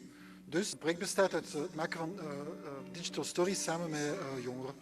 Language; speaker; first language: Dutch; native; Dutch